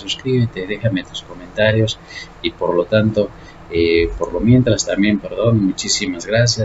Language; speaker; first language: Spanish; native; Spanish